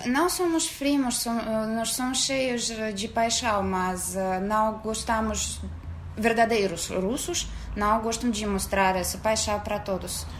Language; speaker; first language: Portuguese; non-native, fluent; Russian